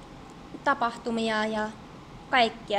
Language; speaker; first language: Finnish; early bilingual, heritage; English